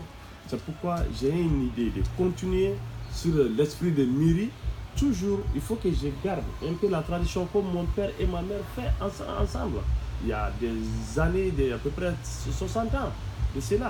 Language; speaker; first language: French; non-native, local second language; Bambara